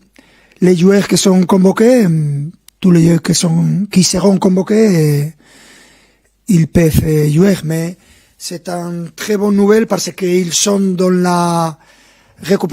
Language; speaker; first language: French; non-native, fluent; Spanish